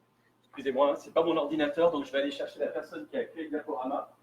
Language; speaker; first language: French; native; French